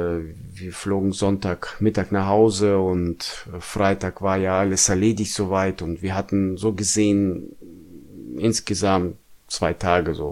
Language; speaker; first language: German; non-native, fluent; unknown